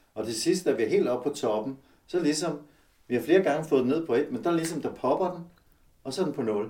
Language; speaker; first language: Danish; native; Danish